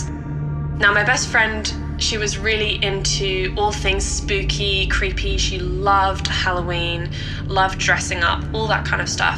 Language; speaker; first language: English; native; English